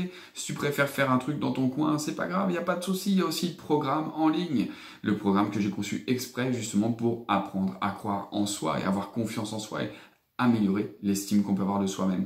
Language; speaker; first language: French; native; French